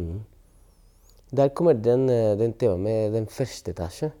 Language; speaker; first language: Norwegian; non-native, fluent; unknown